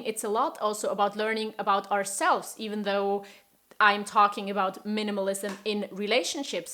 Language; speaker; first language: English; non-native, fluent; German